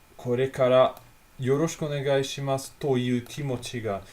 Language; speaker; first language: Japanese; non-native, learner; Italian